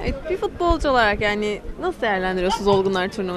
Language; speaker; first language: Turkish; native; Turkish